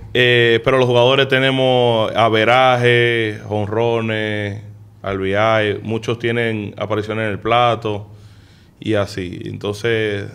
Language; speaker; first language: Spanish; early bilingual, heritage; Spanish